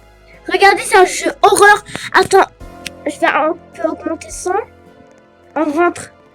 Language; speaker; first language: French; native; French